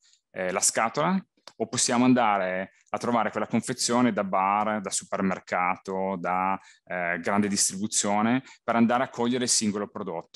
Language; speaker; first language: Italian; native; Italian